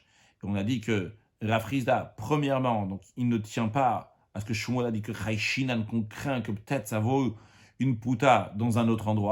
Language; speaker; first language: French; native; French